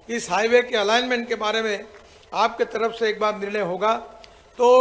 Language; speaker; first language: Hindi; non-native, local second language; Marathi